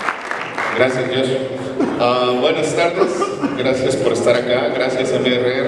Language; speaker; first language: Spanish; native; Spanish